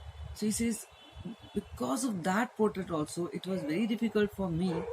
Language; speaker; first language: English; non-native, local second language; Hindi